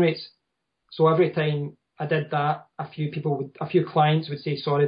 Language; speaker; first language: English; native; English